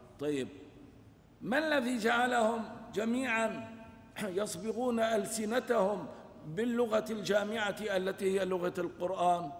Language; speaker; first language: Arabic; non-native, local second language; Kurdish